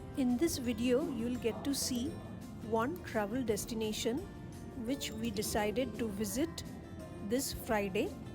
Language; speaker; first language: English; non-native, local second language; Bangla